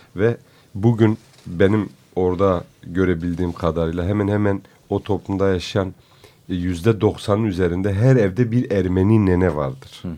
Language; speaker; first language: Turkish; non-native, local second language; Kurdish